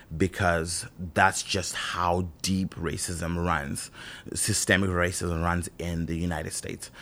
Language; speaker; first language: English; non-native, local second language; Shona